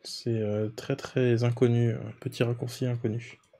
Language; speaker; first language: French; native; French